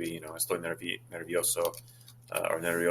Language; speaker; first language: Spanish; non-native, fluent; English